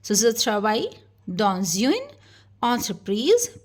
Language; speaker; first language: French; non-native, fluent; Hindi